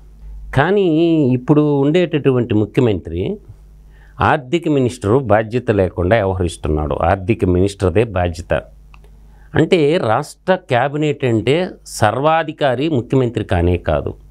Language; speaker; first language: Telugu; native; Telugu